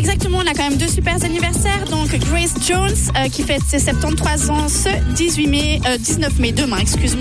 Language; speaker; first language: French; native; French